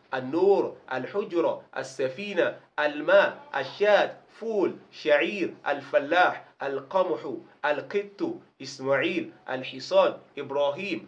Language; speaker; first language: Arabic; non-native, fluent; Yoruba